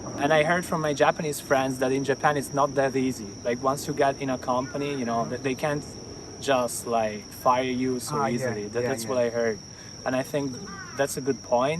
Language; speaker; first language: English; non-native, fluent; Italian